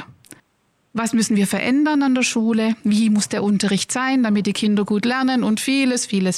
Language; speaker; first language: German; native; German